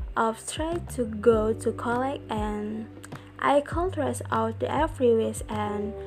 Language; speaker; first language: English; non-native, learner; Indonesian